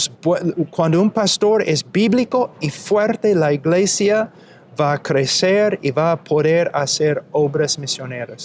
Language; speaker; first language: Spanish; non-native, fluent; English